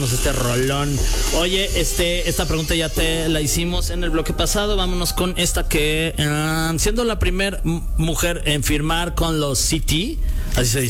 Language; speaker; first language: Spanish; native; Spanish